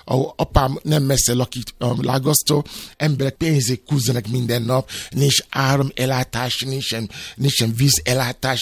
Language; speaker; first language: Hungarian; non-native, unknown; Yoruba